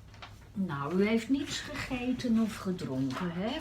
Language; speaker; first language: Dutch; native; Dutch